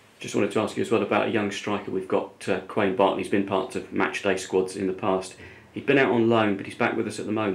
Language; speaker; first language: English; native; English